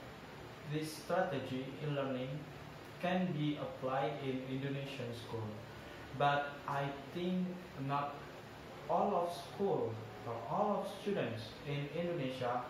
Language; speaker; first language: English; non-native, learner; Indonesian